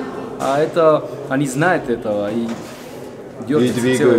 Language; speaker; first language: Russian; non-native, learner; Bulgarian